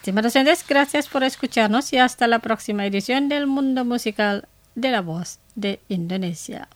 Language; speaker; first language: Spanish; non-native, fluent; Indonesian